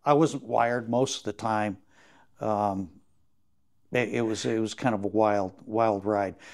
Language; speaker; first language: English; native; English